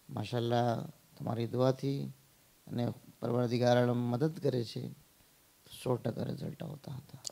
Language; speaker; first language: Gujarati; non-native, fluent; Urdu